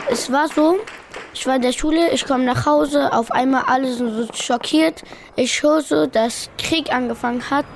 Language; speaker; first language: German; early bilingual, other home language; Pashto